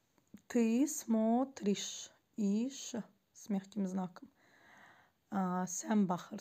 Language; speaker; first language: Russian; non-native, fluent; Azerbaijani